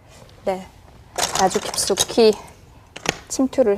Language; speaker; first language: Korean; native; Korean